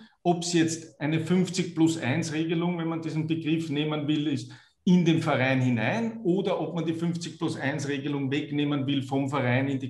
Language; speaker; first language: German; native; German